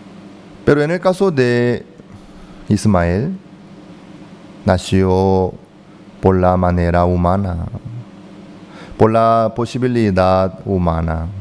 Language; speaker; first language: Spanish; non-native, fluent; Korean